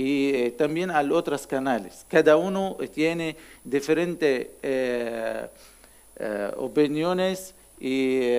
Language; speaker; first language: Spanish; non-native, learner; Arabic